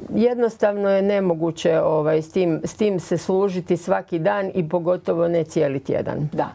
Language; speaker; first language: Croatian; native; Croatian